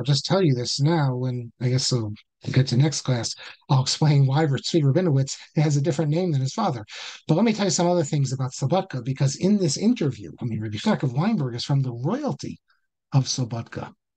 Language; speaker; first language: English; native; English